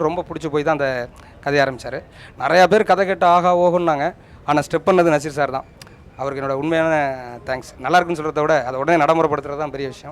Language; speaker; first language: Tamil; native; Tamil